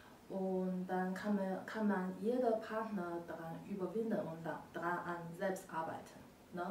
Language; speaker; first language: German; non-native, learner; Chinese